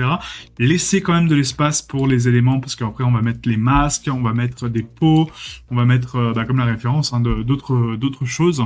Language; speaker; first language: French; native; French